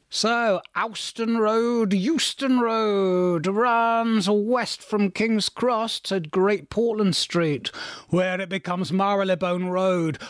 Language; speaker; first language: English; native; English